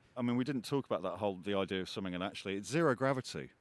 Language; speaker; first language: English; native; English